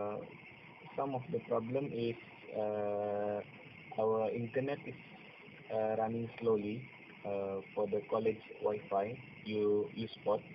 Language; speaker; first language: English; non-native, local second language; Malay